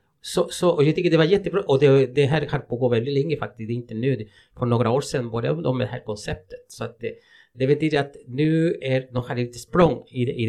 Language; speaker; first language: Swedish; non-native, fluent; Spanish